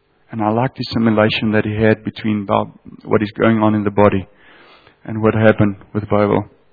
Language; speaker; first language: English; non-native, local second language; Afrikaans